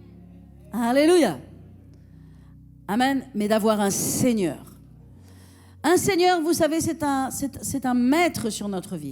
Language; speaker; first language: French; native; French